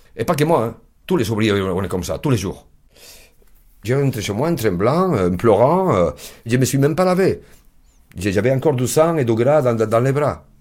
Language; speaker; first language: French; non-native, fluent; Spanish